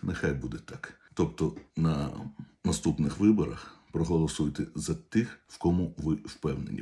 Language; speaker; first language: Ukrainian; non-native, local second language; Russian